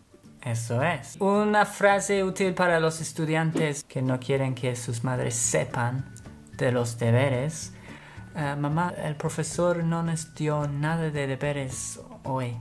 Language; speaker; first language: Spanish; non-native, fluent; English